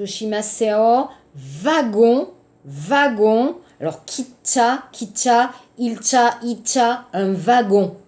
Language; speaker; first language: Korean; non-native, fluent; French